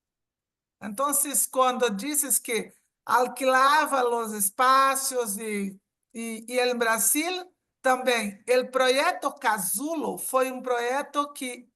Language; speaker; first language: Portuguese; non-native, fluent; Spanish